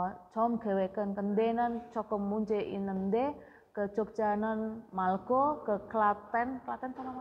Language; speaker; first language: Korean; non-native, learner; Indonesian